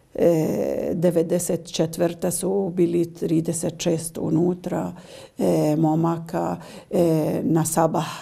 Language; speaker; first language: Serbian; non-native, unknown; Arabic